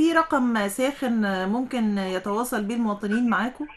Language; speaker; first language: Arabic; native; Arabic